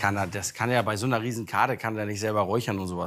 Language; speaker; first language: German; native; German